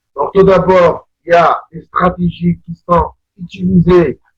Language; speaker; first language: French; non-native, local second language; Arabic